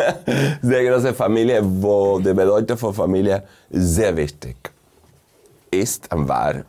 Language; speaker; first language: German; non-native, fluent; Spanish